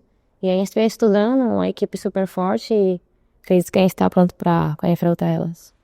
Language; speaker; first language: Portuguese; native; Portuguese